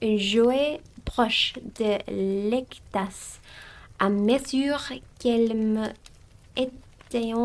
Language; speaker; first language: French; non-native, learner; English